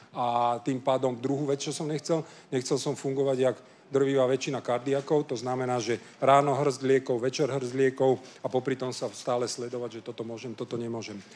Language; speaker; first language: Slovak; non-native, local second language; Hungarian